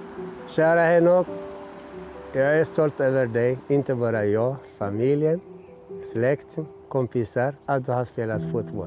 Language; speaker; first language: Swedish; non-native, learner; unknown